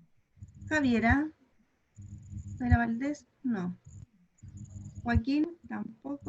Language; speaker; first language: Spanish; native; Spanish